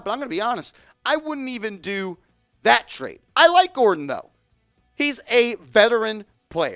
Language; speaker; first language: English; native; English